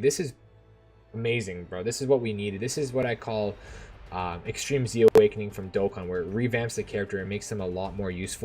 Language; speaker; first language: English; native; English